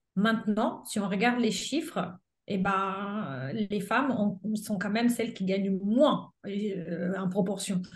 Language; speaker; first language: French; non-native, fluent; Italian